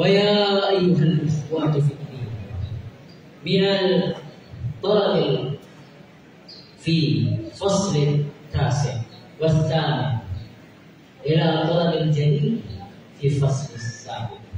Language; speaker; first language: Arabic; non-native, learner; Indonesian